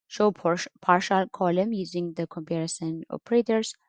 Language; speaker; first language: English; non-native, local second language; Amharic